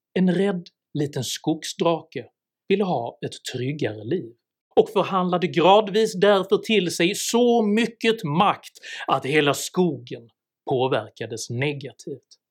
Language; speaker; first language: Swedish; native; Swedish